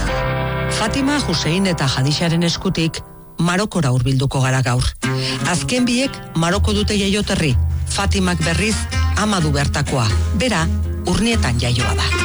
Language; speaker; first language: Basque; native; Basque